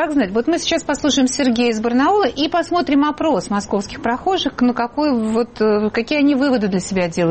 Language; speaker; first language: Russian; native; Russian